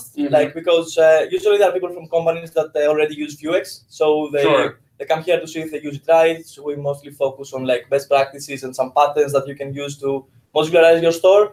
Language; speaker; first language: English; non-native, fluent; Greek